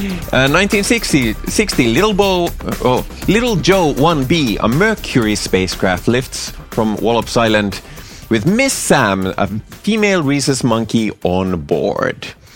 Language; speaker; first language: English; non-native, fluent; Finnish